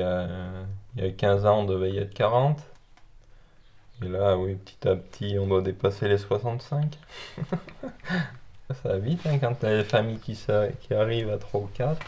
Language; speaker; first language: French; native; French